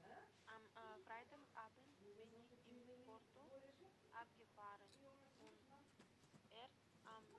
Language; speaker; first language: German; non-native, learner; Macedonian